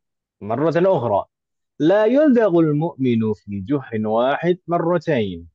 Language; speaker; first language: Arabic; non-native, fluent; Indonesian